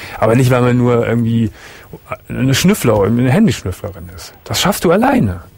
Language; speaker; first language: German; native; German